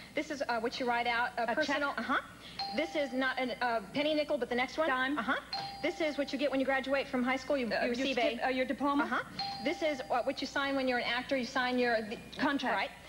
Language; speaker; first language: English; native; English